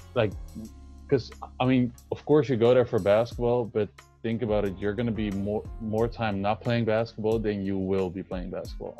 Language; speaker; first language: English; non-native, fluent; Dutch